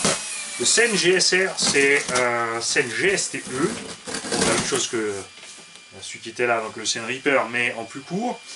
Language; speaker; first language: French; native; French